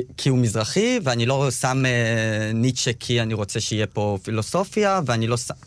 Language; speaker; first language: Hebrew; early bilingual, other home language; Russian